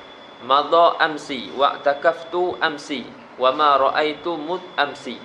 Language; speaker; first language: Arabic; non-native, fluent; Malay